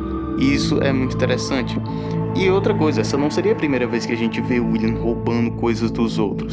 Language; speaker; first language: Portuguese; native; Portuguese